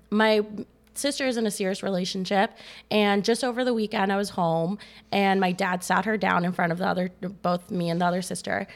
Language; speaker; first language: English; native; English